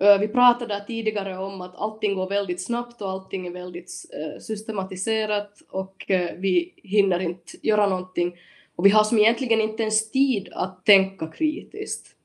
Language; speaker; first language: Swedish; native; Swedish